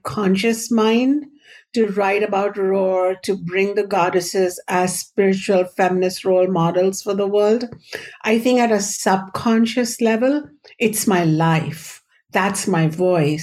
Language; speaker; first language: English; non-native, local second language; Hindi